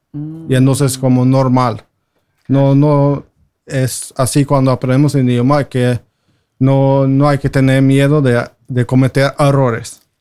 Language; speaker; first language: Spanish; non-native, fluent; Norwegian